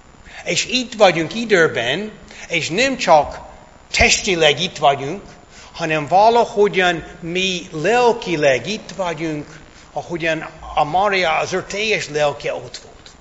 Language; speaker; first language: Hungarian; non-native, fluent; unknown